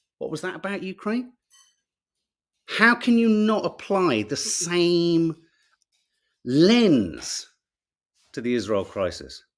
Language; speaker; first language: English; native; English